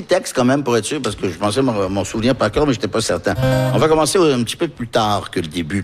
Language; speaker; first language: French; early bilingual, other home language; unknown